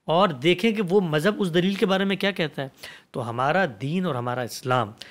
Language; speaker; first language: Urdu; native; Urdu